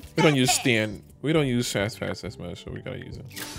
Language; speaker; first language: English; native; English